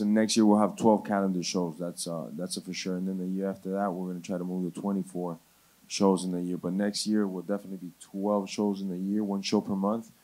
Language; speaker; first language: English; early bilingual, other home language; Spanish